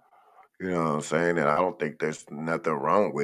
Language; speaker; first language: English; native; English